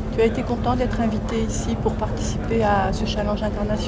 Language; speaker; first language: French; native; French